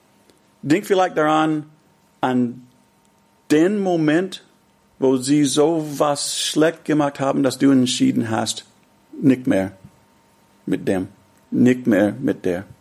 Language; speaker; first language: German; non-native, fluent; English